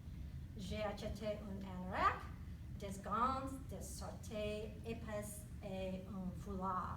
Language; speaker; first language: French; non-native, learner; English